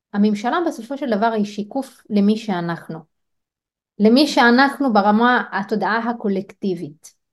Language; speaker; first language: Hebrew; non-native, local second language; Arabic